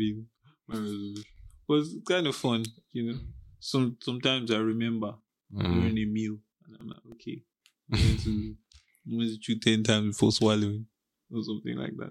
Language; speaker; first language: English; non-native, local second language; Igbo